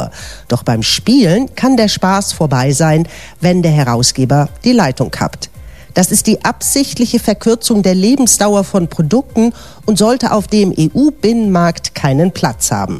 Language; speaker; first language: German; native; German